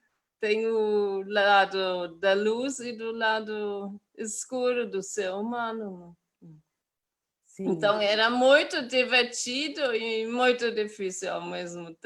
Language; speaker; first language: Portuguese; non-native, fluent; German